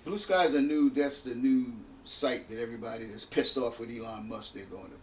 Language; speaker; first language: English; native; English